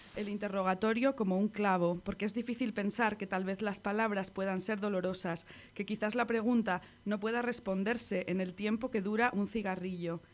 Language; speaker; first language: Spanish; native; Spanish